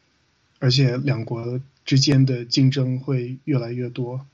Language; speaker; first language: Chinese; non-native, fluent; English